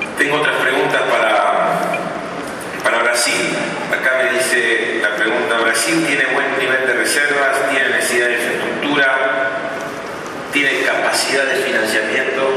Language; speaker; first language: Spanish; native; Spanish